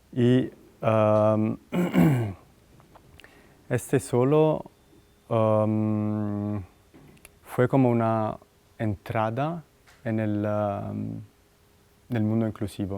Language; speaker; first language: Spanish; non-native, fluent; Italian